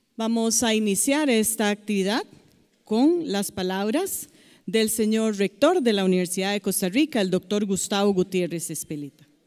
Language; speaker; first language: Spanish; native; Spanish